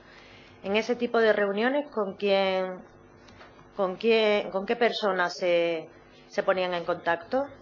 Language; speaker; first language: Spanish; native; Spanish